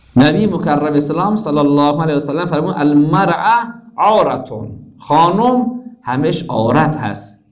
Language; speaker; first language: Persian; non-native, local second language; Baluchi